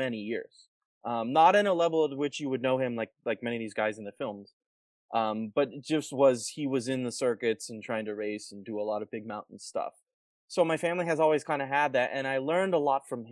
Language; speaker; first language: English; native; English